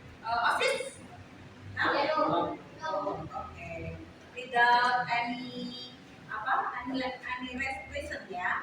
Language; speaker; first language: English; non-native, fluent; Indonesian